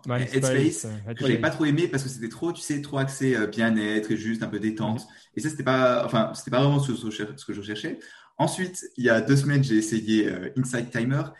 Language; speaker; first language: French; native; French